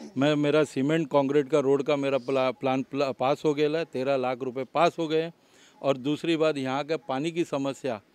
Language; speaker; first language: Hindi; non-native, local second language; Marathi